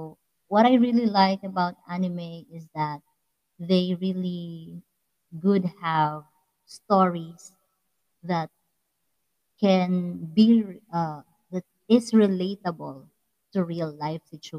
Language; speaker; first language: English; non-native, local second language; Waray